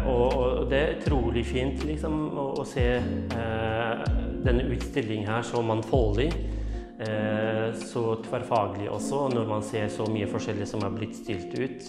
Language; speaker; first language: Norwegian; non-native, fluent; Kurdish